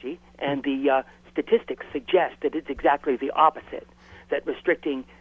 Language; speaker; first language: English; native; English